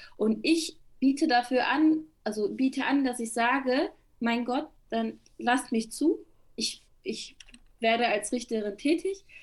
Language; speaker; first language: German; early bilingual, other home language; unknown